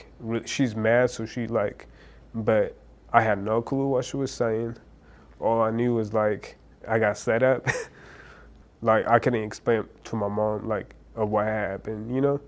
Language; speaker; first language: English; early bilingual, other home language; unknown